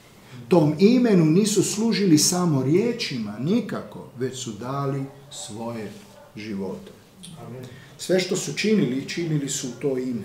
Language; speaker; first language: Croatian; native; Croatian